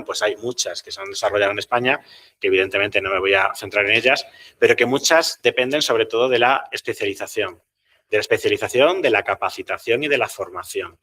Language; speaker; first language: Spanish; native; Spanish